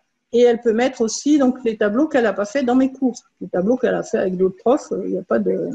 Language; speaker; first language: French; native; French